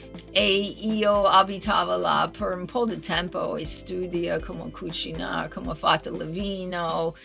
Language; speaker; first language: Italian; non-native, learner; English